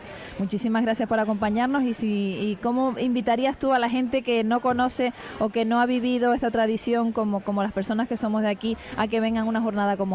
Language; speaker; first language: Spanish; native; Spanish